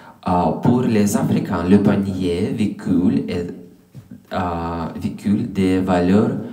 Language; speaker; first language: French; non-native, learner; English